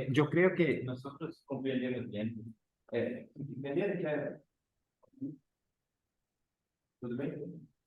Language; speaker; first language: Spanish; non-native, fluent; Portuguese